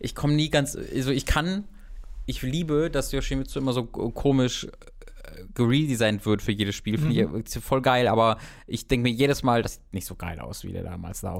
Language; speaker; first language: German; native; German